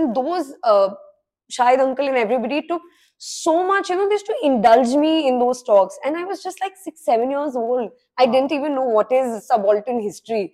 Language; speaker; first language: English; non-native, local second language; Hindi